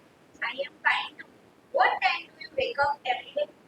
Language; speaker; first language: English; non-native, learner; Gujarati